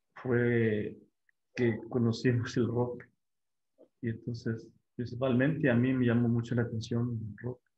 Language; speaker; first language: Spanish; non-native, local second language; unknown